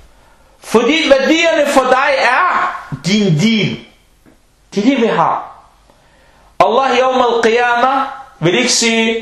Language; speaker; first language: Danish; non-native, local second language; Arabic